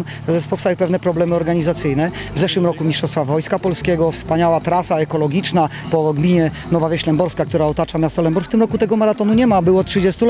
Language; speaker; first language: Polish; native; Polish